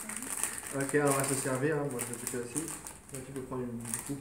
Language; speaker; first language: French; native; French